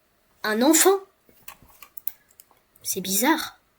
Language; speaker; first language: French; native; French